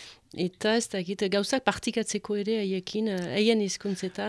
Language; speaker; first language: Basque; early bilingual, heritage; Basque